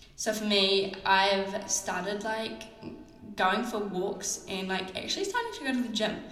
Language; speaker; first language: English; native; English